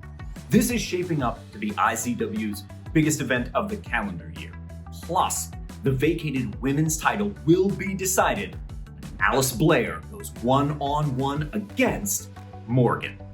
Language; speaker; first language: English; native; English